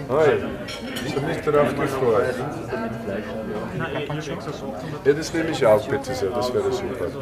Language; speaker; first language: German; native; German